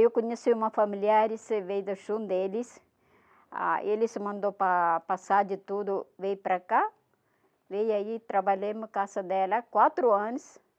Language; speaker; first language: Portuguese; non-native, learner; Malayalam